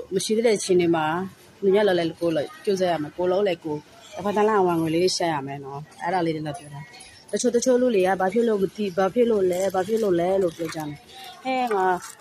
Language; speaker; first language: Burmese; native; Burmese